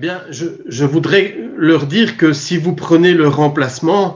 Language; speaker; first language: French; native; French